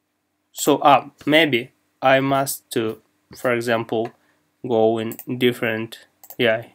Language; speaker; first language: English; non-native, learner; Russian